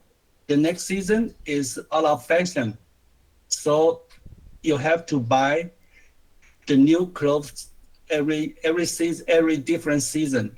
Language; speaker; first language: English; non-native, learner; Chinese